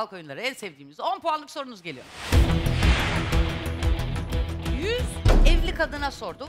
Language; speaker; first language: Turkish; native; Turkish